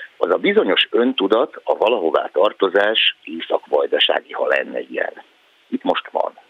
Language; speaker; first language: Hungarian; native; Hungarian